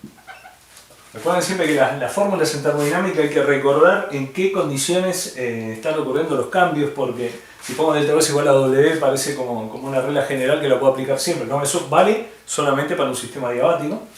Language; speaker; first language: Spanish; native; Spanish